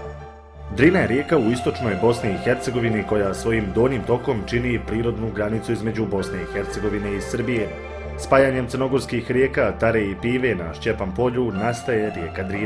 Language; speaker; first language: Bosnian; native; Bosnian